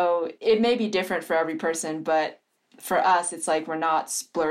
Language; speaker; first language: English; native; English